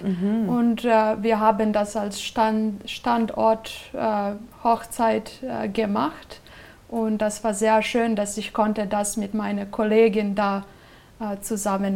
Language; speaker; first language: German; non-native, fluent; Serbian